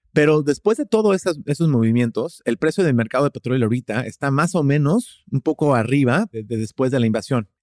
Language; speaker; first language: Spanish; early bilingual, heritage; Spanish